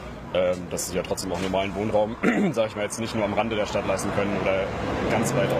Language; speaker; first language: German; native; German